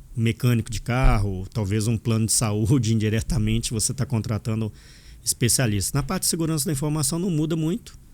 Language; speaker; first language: Portuguese; native; Portuguese